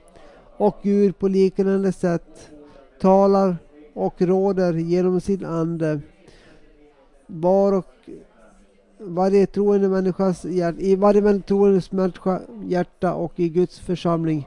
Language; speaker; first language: Swedish; non-native, local second language; Finnish